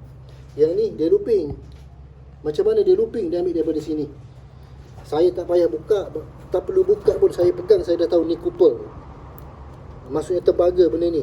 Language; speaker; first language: Malay; native; Malay